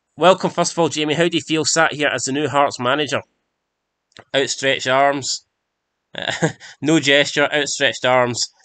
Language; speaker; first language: English; native; English